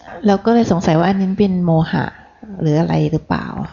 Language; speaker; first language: Thai; native; Thai